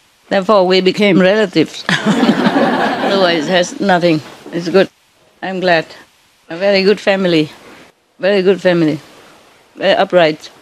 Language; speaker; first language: English; non-native, fluent; Vietnamese